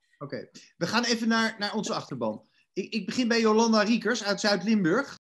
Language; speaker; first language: Dutch; native; Dutch